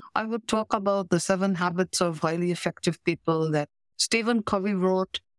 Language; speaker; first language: English; native; English